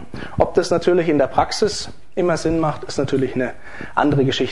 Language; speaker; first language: German; native; German